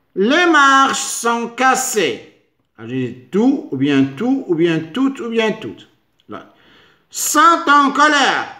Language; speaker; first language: French; non-native, local second language; Arabic